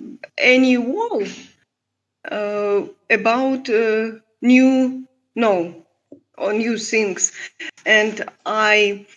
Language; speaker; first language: English; non-native, learner; Russian